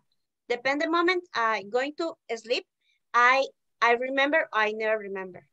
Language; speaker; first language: English; non-native, learner; Spanish